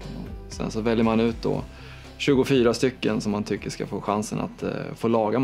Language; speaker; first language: Swedish; native; Swedish